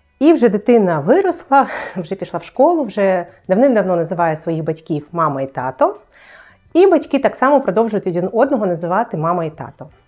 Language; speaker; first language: Ukrainian; native; Ukrainian